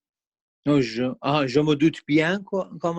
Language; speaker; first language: French; non-native, learner; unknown